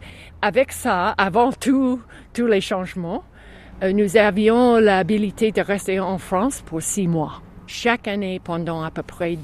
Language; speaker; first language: French; non-native, fluent; English